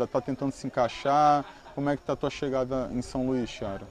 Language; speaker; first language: Portuguese; native; Portuguese